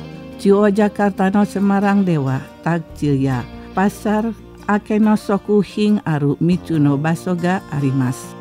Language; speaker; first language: Japanese; non-native, fluent; Indonesian